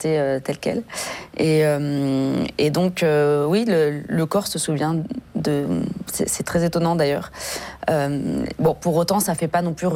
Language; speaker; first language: French; native; French